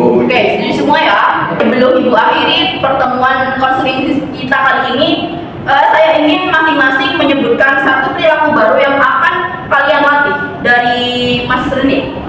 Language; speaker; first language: Indonesian; native; Indonesian